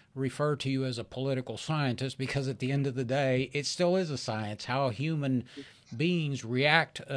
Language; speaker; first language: English; early bilingual, other home language; Spanish